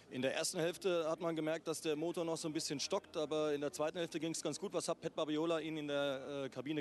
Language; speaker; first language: German; native; German